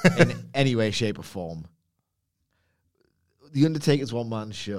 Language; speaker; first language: English; native; English